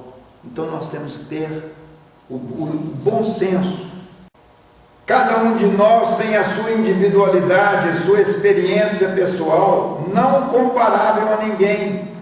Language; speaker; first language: Portuguese; native; Portuguese